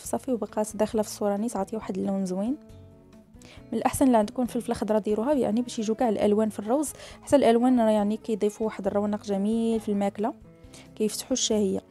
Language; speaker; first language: Arabic; native; Arabic